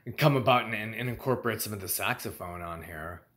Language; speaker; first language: English; native; English